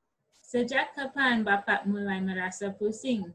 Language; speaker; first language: Indonesian; non-native, learner; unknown